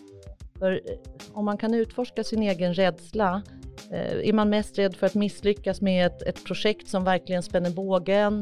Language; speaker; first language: Swedish; native; Swedish